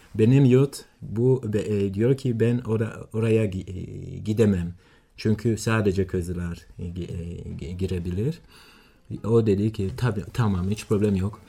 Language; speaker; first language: Turkish; non-native, learner; Swahili